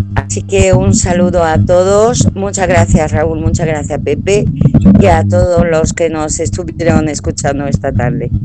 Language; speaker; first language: Spanish; non-native, fluent; French